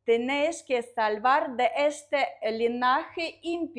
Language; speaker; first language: Spanish; non-native, learner; Russian